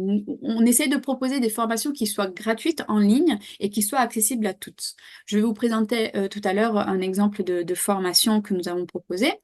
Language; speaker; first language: French; native; French